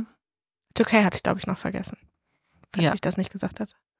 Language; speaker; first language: German; native; German